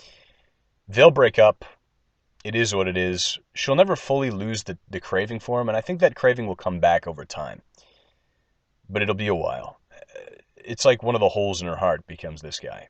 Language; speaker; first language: English; native; English